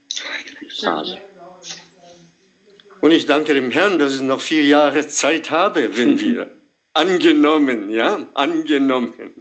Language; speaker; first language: German; non-native, fluent; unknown